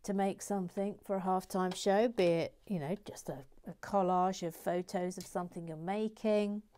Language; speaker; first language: English; native; English